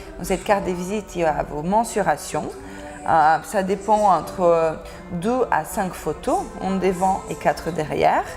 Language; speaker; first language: French; non-native, fluent; Portuguese